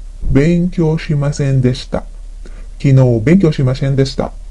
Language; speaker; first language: Japanese; non-native, fluent; Filipino